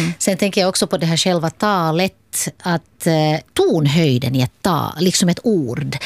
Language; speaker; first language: Swedish; native; Swedish